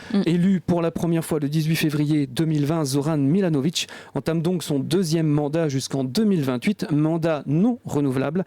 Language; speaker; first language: French; native; French